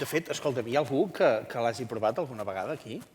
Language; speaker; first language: Catalan; native; Catalan